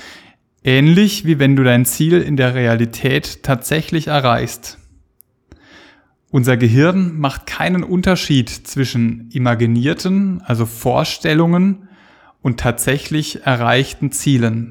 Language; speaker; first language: German; native; German